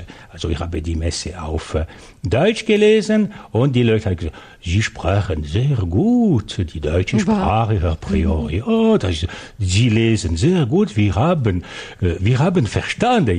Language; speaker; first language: German; non-native, local second language; French